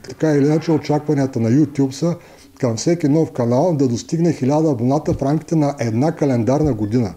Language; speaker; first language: Bulgarian; native; Bulgarian